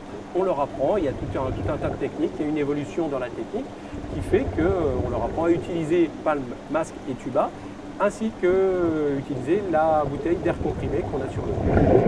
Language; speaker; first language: French; native; French